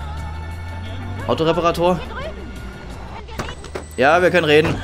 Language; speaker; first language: German; native; German